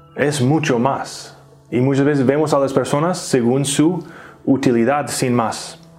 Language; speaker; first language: Spanish; native; Spanish